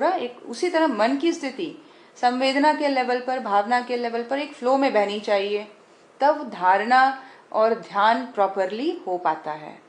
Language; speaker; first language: Hindi; native; Hindi